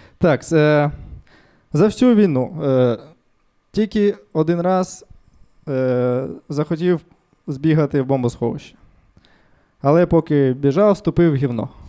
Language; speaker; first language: Ukrainian; non-native, local second language; Russian